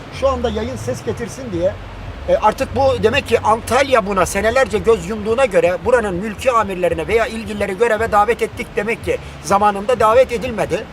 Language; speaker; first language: Turkish; native; Turkish